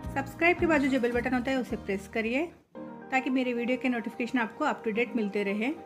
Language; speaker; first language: Hindi; non-native, local second language; Telugu